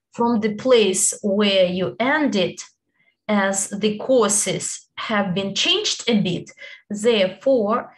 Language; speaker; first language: English; non-native, fluent; Italian